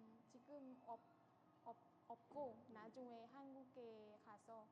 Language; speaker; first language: Korean; non-native, fluent; Thai